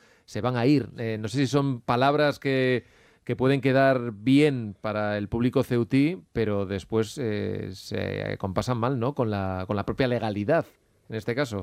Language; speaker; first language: Spanish; native; Spanish